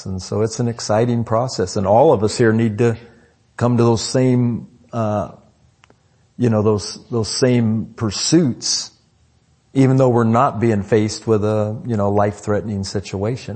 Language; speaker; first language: English; native; English